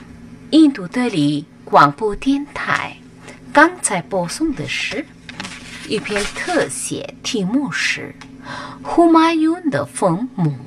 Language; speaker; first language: Chinese; non-native, fluent; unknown